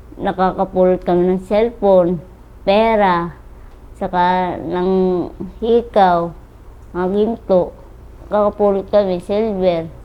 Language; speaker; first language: Filipino; native; Filipino